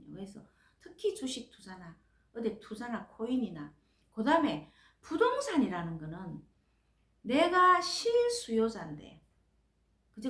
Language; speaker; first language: Korean; native; Korean